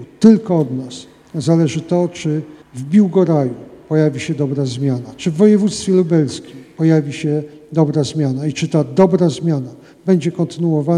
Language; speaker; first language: Polish; native; Polish